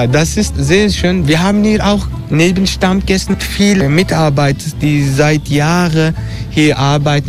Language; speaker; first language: German; non-native, learner; Turkish